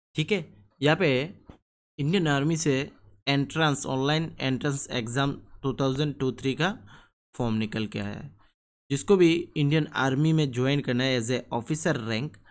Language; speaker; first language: Hindi; non-native, local second language; Bangla